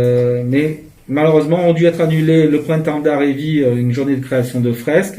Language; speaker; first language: French; native; French